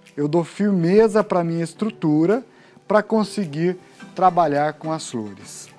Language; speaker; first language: Portuguese; native; Portuguese